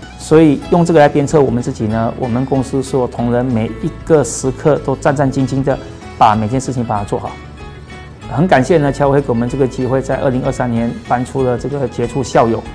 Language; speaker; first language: Chinese; native; Chinese